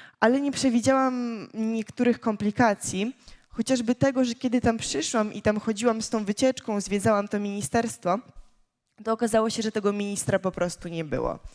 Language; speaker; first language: Polish; early bilingual, other home language; Ukrainian